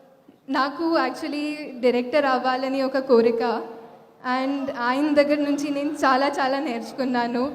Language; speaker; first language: Telugu; non-native, fluent; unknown